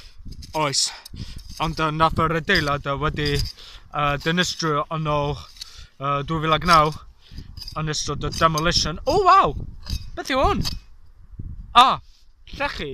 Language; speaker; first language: Welsh; non-native, learner; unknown